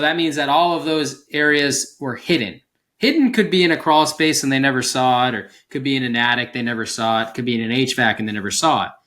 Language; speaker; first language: English; native; English